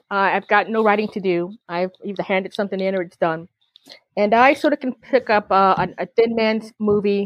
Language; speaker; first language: English; native; English